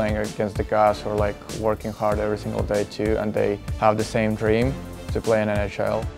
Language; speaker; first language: English; non-native, fluent; Latvian